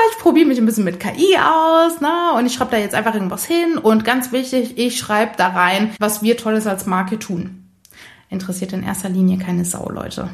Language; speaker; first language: German; early bilingual, other home language; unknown